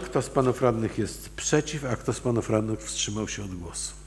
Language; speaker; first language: Polish; native; Polish